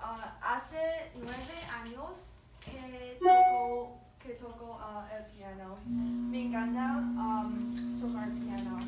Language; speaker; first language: Spanish; non-native, learner; English